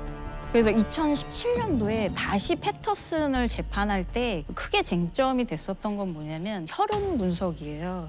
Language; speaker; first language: Korean; native; Korean